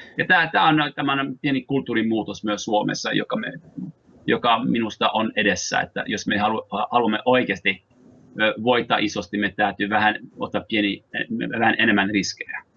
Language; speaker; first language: Finnish; non-native, fluent; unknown